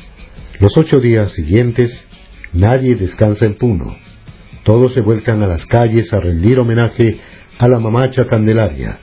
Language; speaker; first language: Spanish; native; Spanish